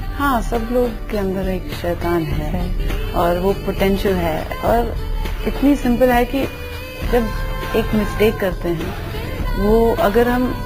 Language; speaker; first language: Hindi; non-native, local second language; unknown